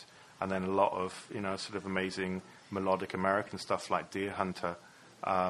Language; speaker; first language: English; native; English